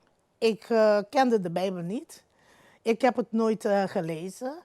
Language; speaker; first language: Dutch; non-native, local second language; Papiamento